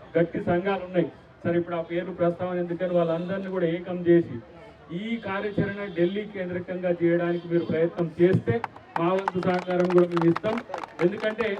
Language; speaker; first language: Telugu; native; Telugu